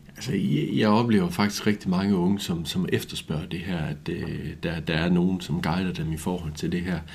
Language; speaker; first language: Danish; native; Danish